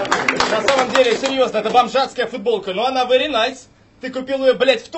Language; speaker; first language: Russian; native; Russian